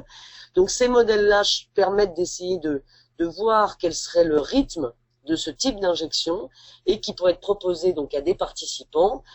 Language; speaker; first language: French; native; French